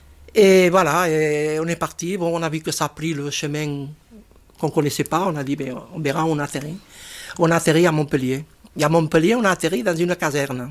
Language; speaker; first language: French; non-native, fluent; Catalan